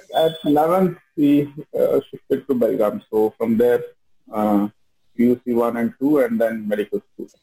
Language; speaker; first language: English; non-native, local second language; Kannada